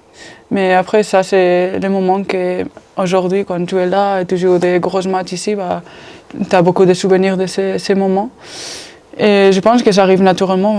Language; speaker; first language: French; non-native, fluent; Spanish